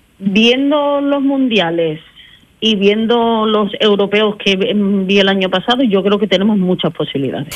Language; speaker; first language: Spanish; early bilingual, heritage; English